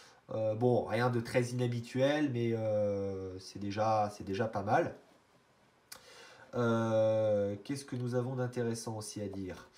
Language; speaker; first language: French; native; French